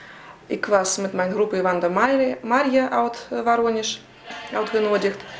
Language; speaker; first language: Dutch; non-native, fluent; Russian